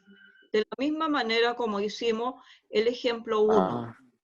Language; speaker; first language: Spanish; native; Spanish